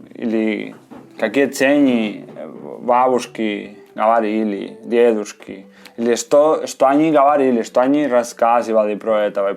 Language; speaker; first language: Russian; non-native, fluent; Spanish